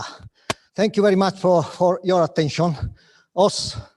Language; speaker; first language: English; non-native, learner; Italian